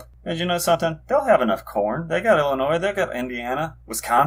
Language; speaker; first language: English; native; English